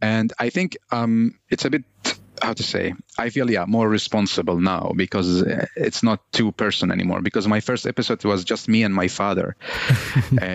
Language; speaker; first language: English; non-native, fluent; Arabic